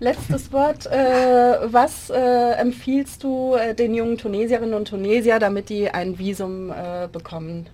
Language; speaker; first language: German; non-native, local second language; Arabic